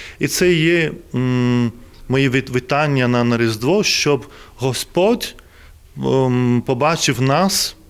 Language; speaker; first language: Ukrainian; non-native, fluent; Lithuanian